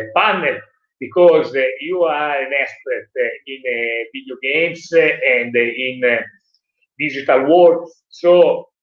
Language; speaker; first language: English; non-native, learner; Italian